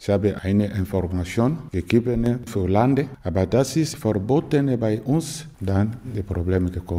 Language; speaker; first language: German; non-native, learner; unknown